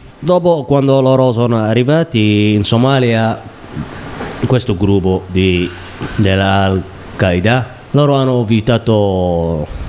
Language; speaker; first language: Italian; non-native, learner; Somali